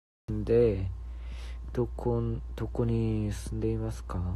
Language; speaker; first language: Japanese; non-native, learner; Korean